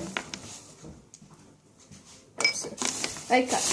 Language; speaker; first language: French; native; French